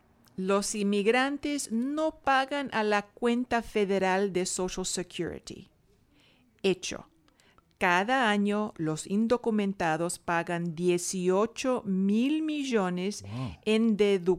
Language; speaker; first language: Spanish; non-native, fluent; English